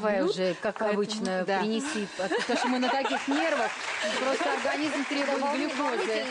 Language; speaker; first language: Russian; native; Russian